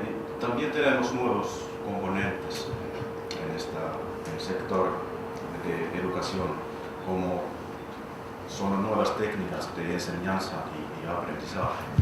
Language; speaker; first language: Spanish; non-native, fluent; Finnish